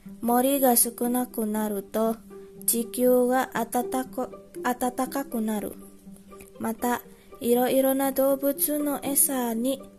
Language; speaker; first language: Japanese; non-native, learner; Indonesian